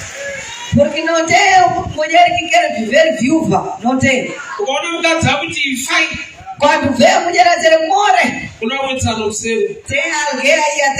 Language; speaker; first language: Portuguese; non-native, local second language; Shona